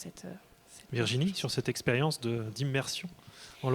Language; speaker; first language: French; native; French